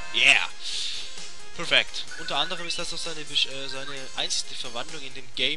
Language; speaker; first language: German; native; German